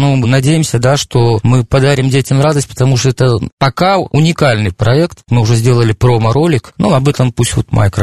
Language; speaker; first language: Russian; native; Russian